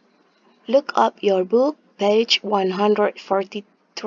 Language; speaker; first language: English; non-native, fluent; Indonesian